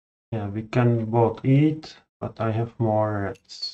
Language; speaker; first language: English; non-native, fluent; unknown